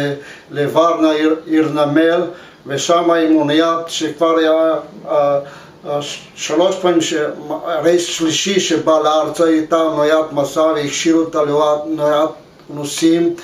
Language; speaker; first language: Hebrew; non-native, fluent; Bulgarian